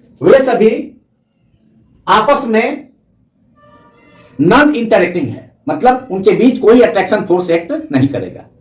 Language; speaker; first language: Hindi; native; Hindi